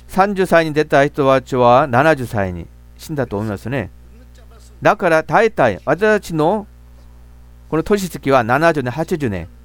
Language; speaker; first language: Japanese; non-native, fluent; Korean